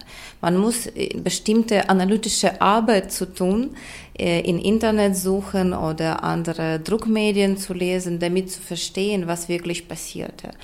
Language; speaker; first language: German; non-native, fluent; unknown